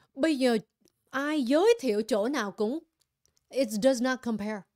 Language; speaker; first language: Vietnamese; native; Vietnamese